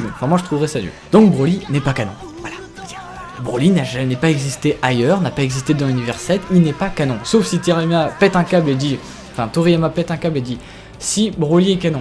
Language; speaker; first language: French; native; French